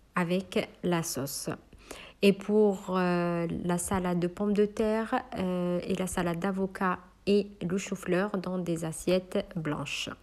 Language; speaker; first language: French; non-native, local second language; Arabic